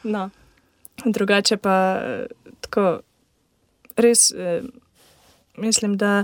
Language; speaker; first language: Slovenian; non-native, learner; Ukrainian